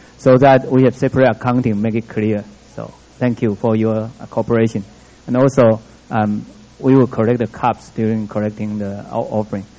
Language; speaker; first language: English; non-native, fluent; Min Nan Chinese